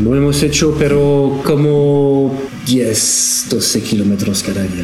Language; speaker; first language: Spanish; non-native, learner; French